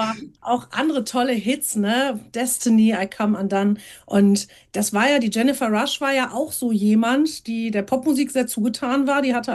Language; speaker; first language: German; native; German